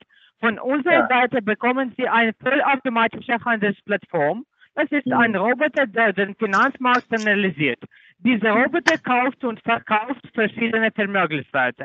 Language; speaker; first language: German; non-native, learner; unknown